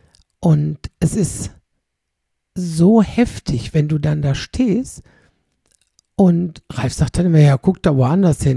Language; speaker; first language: German; native; German